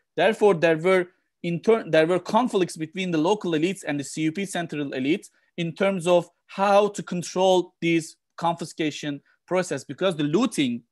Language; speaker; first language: English; non-native, fluent; Turkish